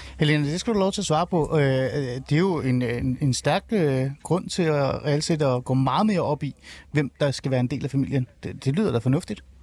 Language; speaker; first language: Danish; early bilingual, other home language; Persian